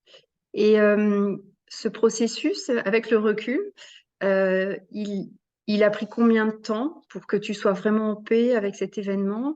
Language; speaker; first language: French; native; French